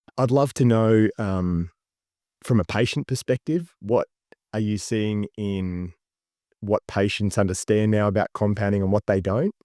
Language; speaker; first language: English; native; English